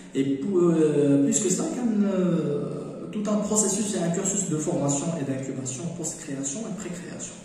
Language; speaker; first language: French; non-native, local second language; Arabic